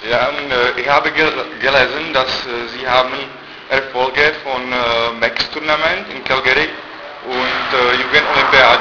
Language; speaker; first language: German; non-native, learner; Czech